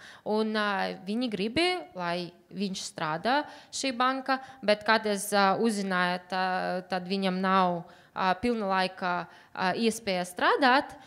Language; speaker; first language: Latvian; non-native, learner; Uzbek